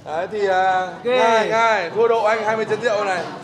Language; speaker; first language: Vietnamese; native; Vietnamese